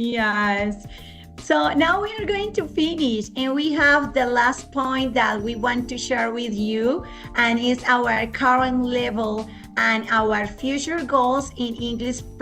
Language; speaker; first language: English; non-native, fluent; Spanish